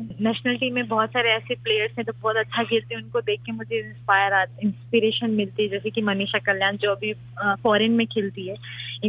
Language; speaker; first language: Hindi; native; Hindi